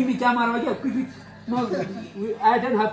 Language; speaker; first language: English; non-native, learner; Nepali